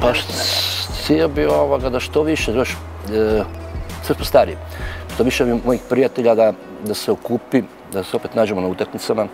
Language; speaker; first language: Croatian; native; Croatian